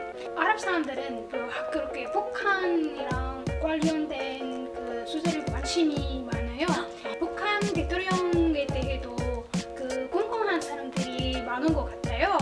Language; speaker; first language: Korean; non-native, learner; Arabic